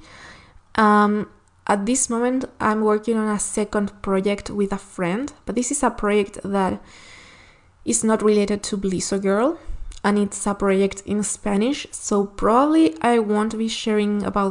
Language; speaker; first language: English; non-native, fluent; Spanish